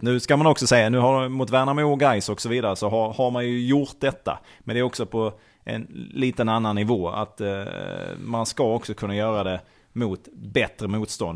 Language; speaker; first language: Swedish; native; Swedish